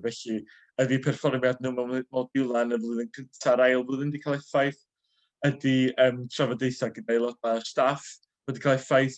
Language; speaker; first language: Welsh; native; Welsh